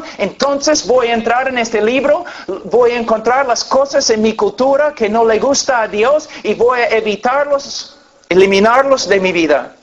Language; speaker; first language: Spanish; non-native, fluent; English